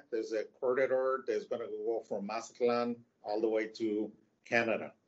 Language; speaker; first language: English; non-native, fluent; Spanish